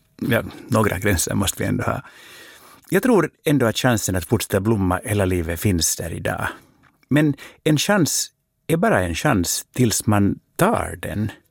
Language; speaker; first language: Swedish; native; Swedish